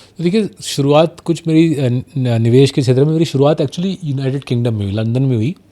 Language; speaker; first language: Hindi; non-native, local second language; Bangla